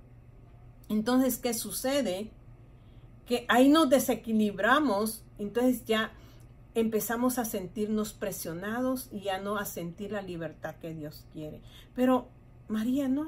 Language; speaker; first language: Spanish; native; Spanish